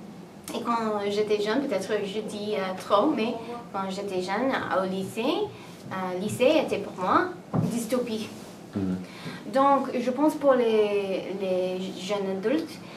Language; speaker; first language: French; non-native, learner; English